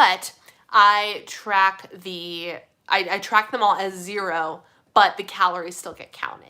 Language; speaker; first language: English; native; English